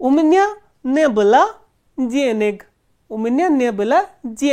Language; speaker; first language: Russian; non-native, fluent; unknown